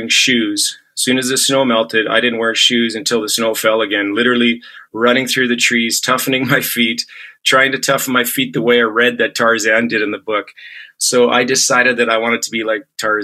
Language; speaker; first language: English; native; English